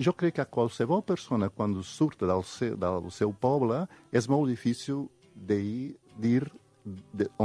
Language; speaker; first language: Catalan; non-native, fluent; Portuguese